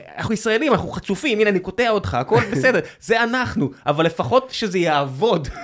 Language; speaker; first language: Hebrew; native; Hebrew